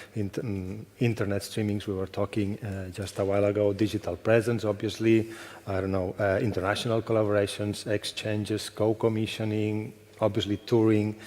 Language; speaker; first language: English; non-native, fluent; Catalan